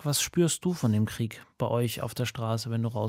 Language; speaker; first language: German; native; German